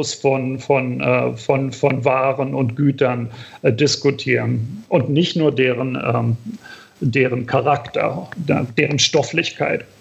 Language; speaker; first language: German; native; German